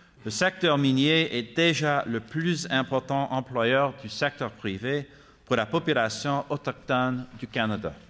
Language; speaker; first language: French; non-native, fluent; English